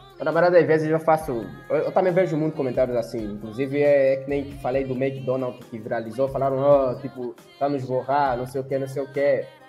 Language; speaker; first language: Portuguese; native; Portuguese